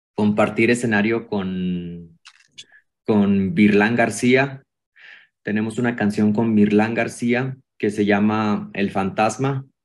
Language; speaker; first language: Spanish; native; Spanish